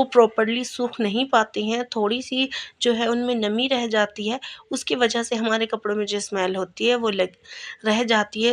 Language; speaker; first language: Hindi; native; Hindi